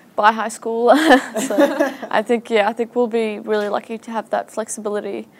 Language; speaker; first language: English; early bilingual, other home language; Arabic